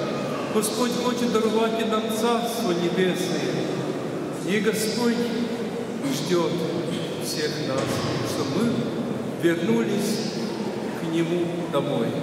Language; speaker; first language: Russian; non-native, local second language; Ukrainian